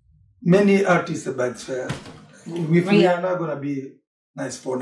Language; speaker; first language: English; non-native, learner; French